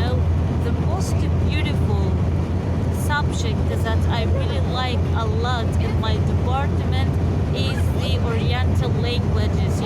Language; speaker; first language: English; non-native, learner; Arabic